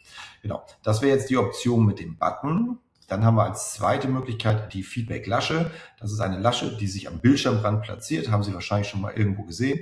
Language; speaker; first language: German; native; German